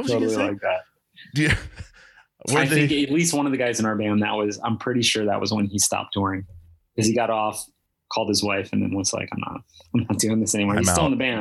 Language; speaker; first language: English; native; English